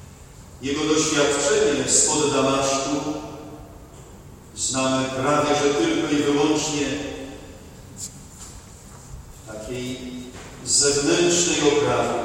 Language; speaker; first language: Polish; native; Polish